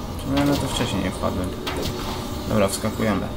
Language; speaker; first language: Polish; native; Polish